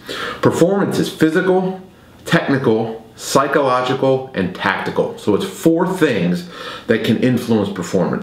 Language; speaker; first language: English; native; English